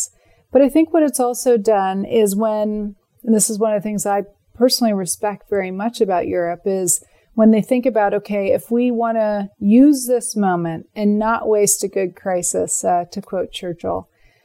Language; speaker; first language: English; native; English